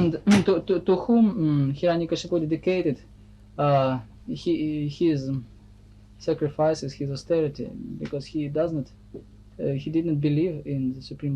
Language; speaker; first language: English; non-native, fluent; Russian